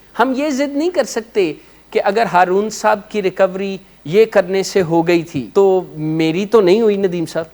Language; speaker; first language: Urdu; non-native, local second language; Punjabi